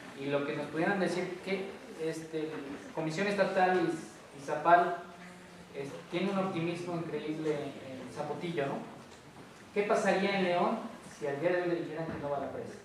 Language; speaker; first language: Spanish; native; Spanish